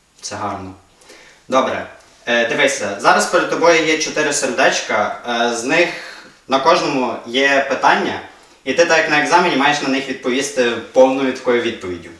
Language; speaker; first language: Ukrainian; native; Ukrainian